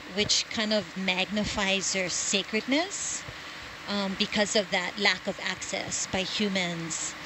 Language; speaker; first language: English; native; English